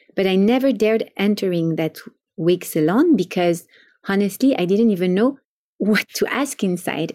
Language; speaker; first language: English; non-native, fluent; French